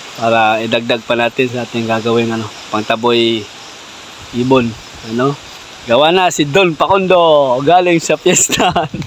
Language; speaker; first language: Filipino; non-native, local second language; Cebuano